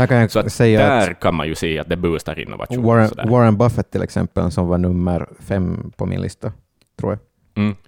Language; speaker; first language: Swedish; native; Swedish